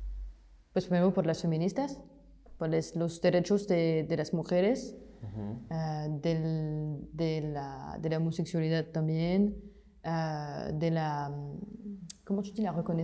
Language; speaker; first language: Spanish; non-native, fluent; French